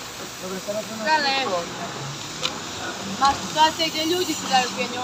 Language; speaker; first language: Polish; non-native, learner; Croatian